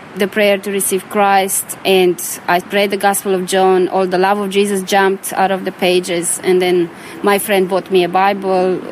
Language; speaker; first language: English; non-native, fluent; Romanian